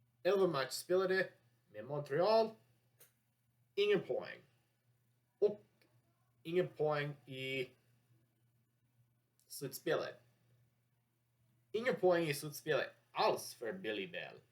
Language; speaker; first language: Swedish; non-native, learner; English